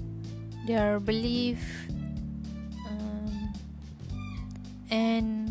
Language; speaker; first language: English; non-native, learner; Malay